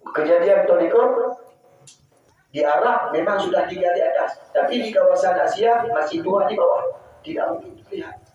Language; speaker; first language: Malay; non-native, local second language; Achinese